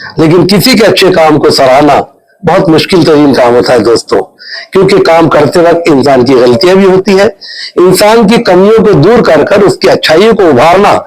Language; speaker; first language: Urdu; native; Urdu